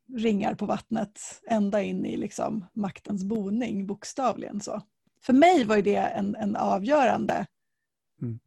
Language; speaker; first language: Swedish; native; Swedish